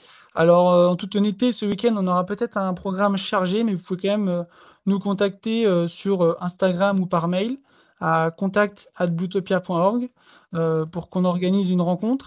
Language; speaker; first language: French; native; French